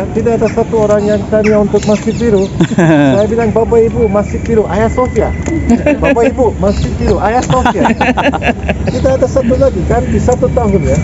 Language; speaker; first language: Indonesian; non-native, learner; Turkish